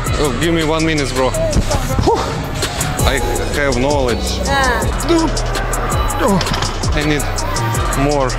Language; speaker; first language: English; non-native, learner; Russian